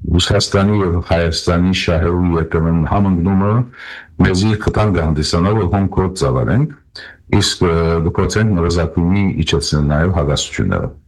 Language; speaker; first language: Armenian; early bilingual, heritage; Armenian